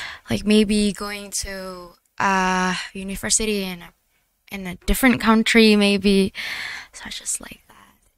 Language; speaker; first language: English; non-native, learner; Indonesian